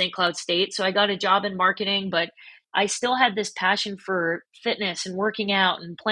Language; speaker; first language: English; native; English